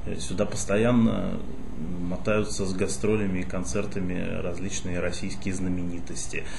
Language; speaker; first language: Russian; native; Russian